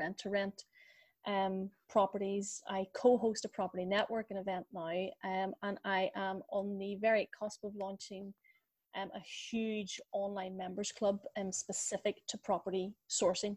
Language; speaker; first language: English; native; English